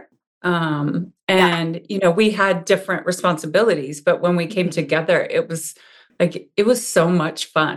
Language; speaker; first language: English; native; English